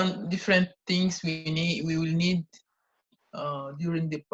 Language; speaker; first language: English; non-native, learner; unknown